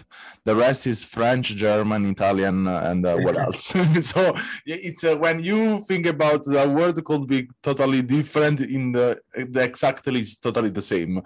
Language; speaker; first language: English; non-native, learner; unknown